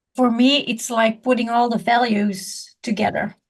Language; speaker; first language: English; non-native, fluent; Dutch